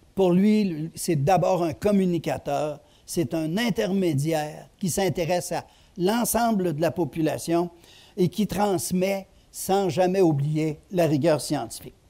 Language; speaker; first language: French; native; French